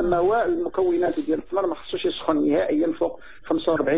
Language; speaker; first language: Arabic; native; Arabic